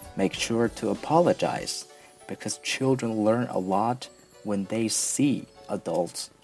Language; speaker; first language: English; non-native, fluent; Chinese